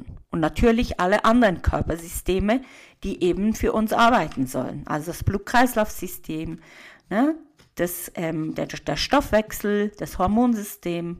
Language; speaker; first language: German; native; German